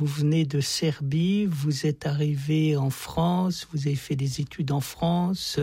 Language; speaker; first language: French; native; French